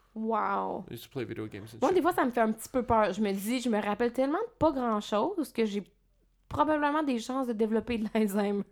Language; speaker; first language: French; native; French